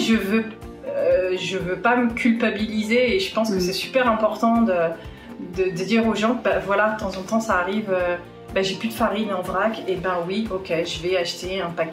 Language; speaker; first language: French; native; French